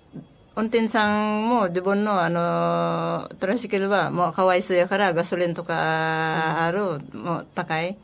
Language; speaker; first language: Japanese; non-native, learner; Filipino